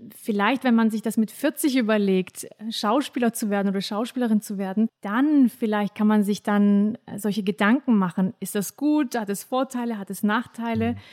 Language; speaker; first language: German; early bilingual, other home language; Turkish